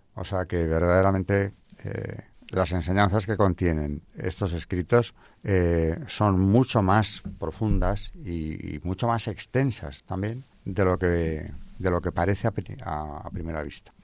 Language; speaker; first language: Spanish; native; Spanish